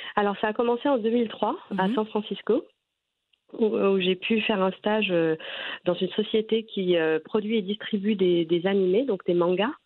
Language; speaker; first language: French; native; French